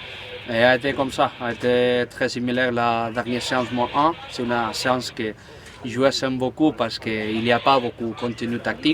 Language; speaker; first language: French; non-native, fluent; Spanish